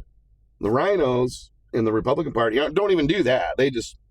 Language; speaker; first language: English; native; English